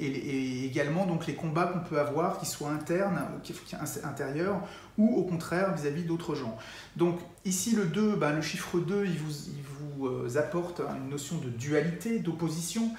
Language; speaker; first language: French; native; French